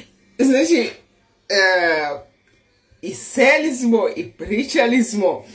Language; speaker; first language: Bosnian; non-native, learner; Slovenian